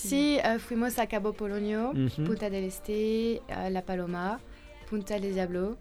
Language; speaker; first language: Spanish; non-native, learner; French